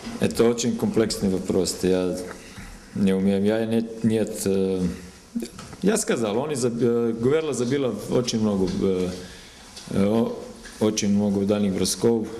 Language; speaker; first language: Russian; non-native, learner; Serbian